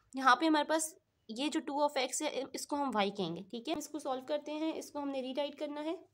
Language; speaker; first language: Urdu; non-native, local second language; Punjabi